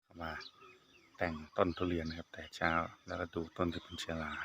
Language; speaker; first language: Thai; native; Thai